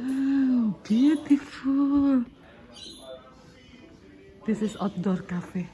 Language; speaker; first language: English; non-native, learner; Indonesian